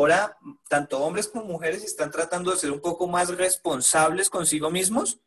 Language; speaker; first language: Spanish; native; Spanish